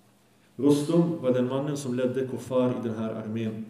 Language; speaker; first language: Swedish; early bilingual, other home language; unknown